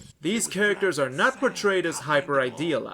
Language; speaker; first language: English; native; English